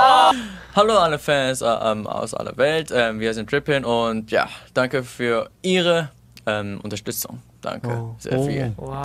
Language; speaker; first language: German; early bilingual, heritage; German